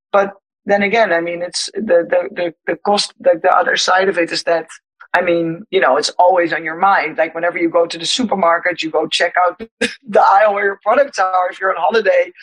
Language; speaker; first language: English; non-native, fluent; Dutch